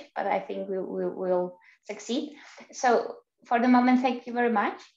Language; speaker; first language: English; non-native, fluent; Czech